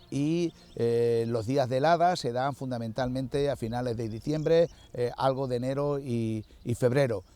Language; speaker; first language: Spanish; native; Spanish